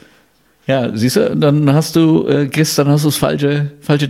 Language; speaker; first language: German; native; German